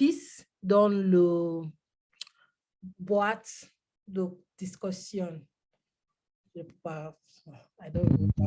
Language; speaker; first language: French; non-native, learner; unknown